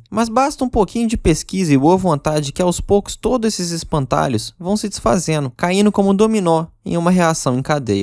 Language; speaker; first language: Portuguese; native; Portuguese